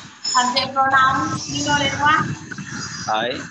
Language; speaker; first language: English; non-native, fluent; Indonesian